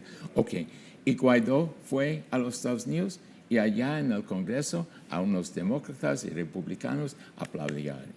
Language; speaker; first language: Spanish; non-native, fluent; English